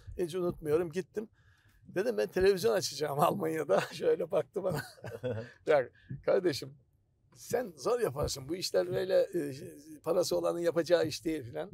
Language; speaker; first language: Turkish; native; Turkish